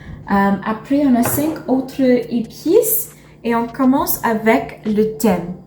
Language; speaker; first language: French; non-native, learner; English